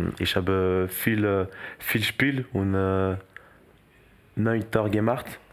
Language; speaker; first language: German; non-native, learner; French